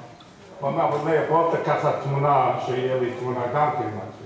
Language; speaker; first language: Hebrew; non-native, fluent; English